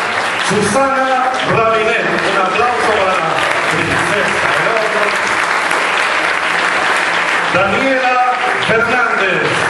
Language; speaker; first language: Spanish; native; Spanish